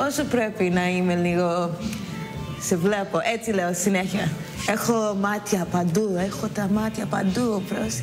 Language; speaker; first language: Greek; non-native, learner; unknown